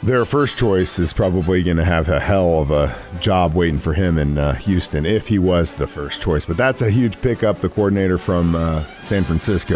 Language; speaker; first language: English; native; English